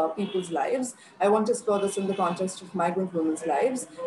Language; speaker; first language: English; non-native, local second language; Bangla